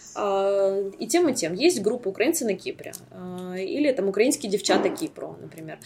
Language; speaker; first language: Russian; native; Russian